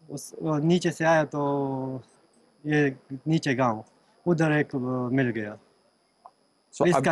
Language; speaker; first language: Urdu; non-native, local second language; Pashto